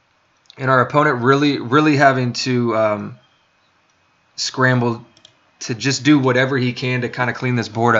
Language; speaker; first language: English; native; English